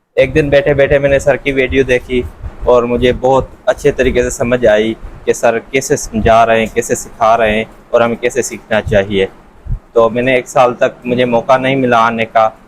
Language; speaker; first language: Urdu; non-native, local second language; Sindhi